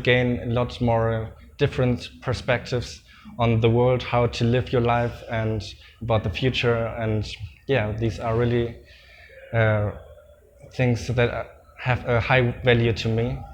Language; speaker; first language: English; non-native, fluent; German